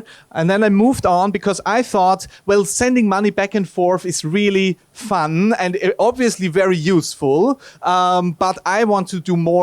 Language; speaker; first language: English; non-native, fluent; German